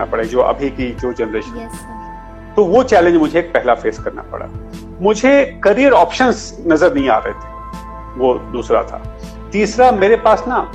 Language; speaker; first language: Hindi; native; Hindi